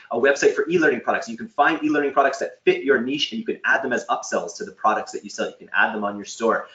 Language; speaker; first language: English; native; English